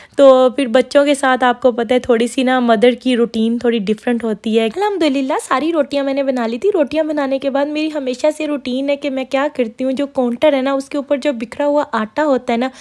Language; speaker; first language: Urdu; non-native, local second language; Punjabi